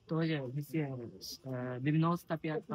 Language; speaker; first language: Russian; non-native, learner; Bangla